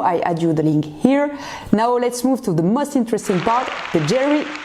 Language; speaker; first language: English; non-native, fluent; French